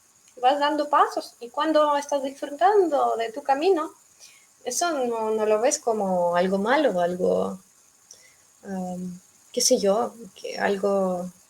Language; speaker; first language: Spanish; non-native, fluent; Russian